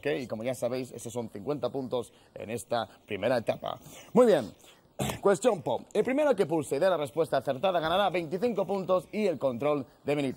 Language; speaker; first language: Spanish; native; Spanish